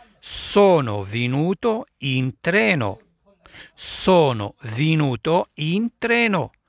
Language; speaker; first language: Italian; non-native, fluent; Arabic